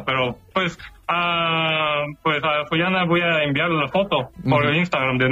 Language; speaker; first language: Spanish; non-native, fluent; Korean